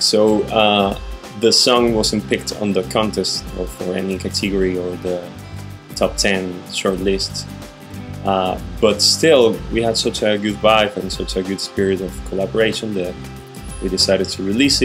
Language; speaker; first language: English; non-native, fluent; Spanish